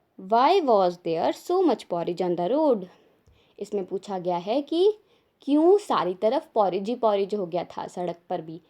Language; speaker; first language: Hindi; native; Hindi